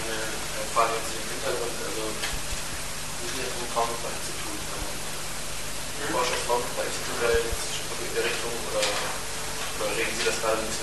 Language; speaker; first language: German; non-native, fluent; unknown